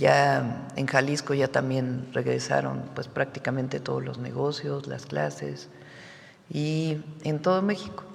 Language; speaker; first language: Spanish; native; Spanish